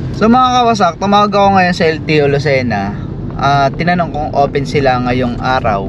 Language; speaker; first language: Filipino; native; Filipino